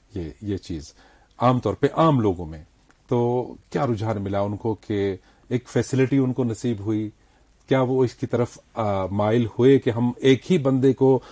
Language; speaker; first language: Hindi; non-native, local second language; Kashmiri